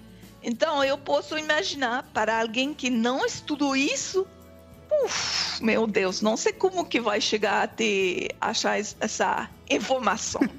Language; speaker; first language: Portuguese; non-native, fluent; French